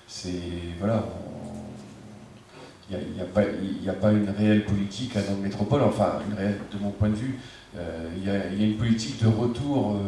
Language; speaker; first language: French; native; French